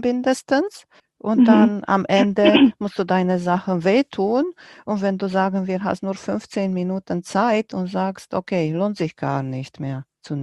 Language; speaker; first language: German; non-native, fluent; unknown